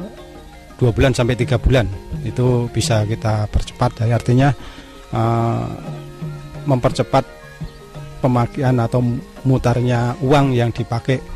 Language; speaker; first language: Indonesian; non-native, local second language; Javanese